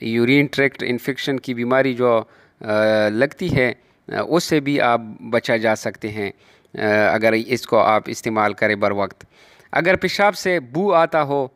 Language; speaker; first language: Urdu; non-native, local second language; Pashto